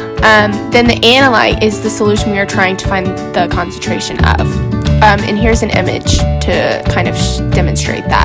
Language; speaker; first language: English; native; English